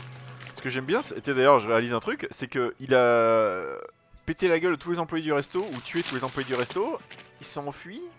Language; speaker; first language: French; native; French